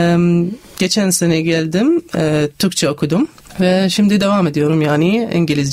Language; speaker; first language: Turkish; non-native, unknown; Arabic